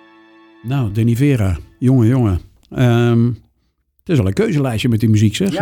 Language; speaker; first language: Dutch; native; Dutch